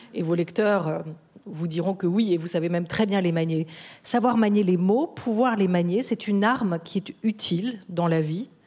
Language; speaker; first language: French; native; French